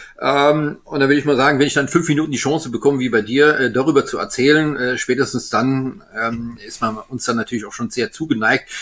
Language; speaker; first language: German; non-native, local second language; French